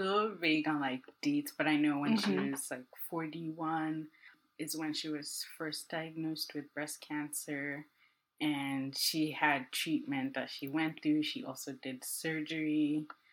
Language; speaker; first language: English; non-native, local second language; Akan